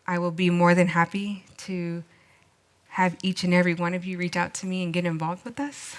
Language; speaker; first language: English; native; English